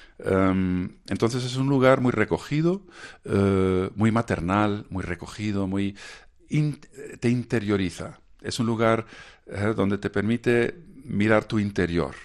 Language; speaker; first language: Spanish; non-native, fluent; Dutch